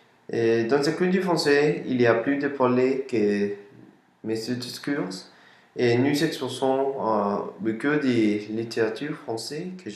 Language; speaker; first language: French; non-native, learner; Spanish